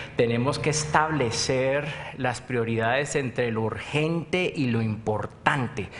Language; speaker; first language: Spanish; native; Spanish